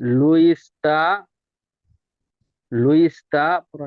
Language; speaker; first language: Italian; non-native, learner; Bangla